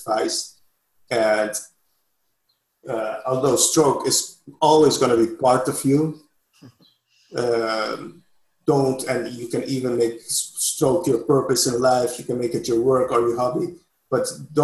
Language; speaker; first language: English; non-native, fluent; Papiamento